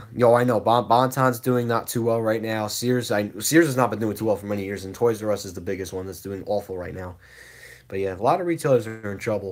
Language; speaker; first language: English; native; English